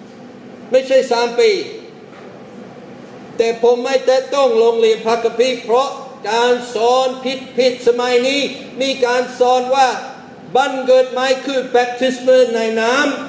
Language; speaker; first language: Thai; non-native, fluent; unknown